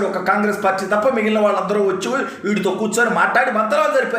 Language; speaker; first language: Telugu; native; Telugu